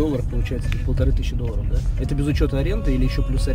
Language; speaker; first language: Russian; native; Russian